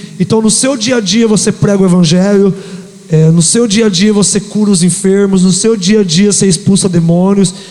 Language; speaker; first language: Portuguese; native; Portuguese